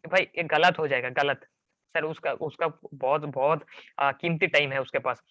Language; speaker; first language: Hindi; non-native, local second language; Bangla